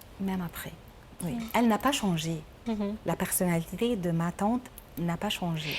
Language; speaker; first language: French; non-native, learner; Arabic